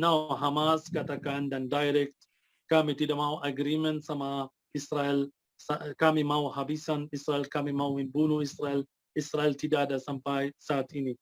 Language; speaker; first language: Indonesian; non-native, fluent; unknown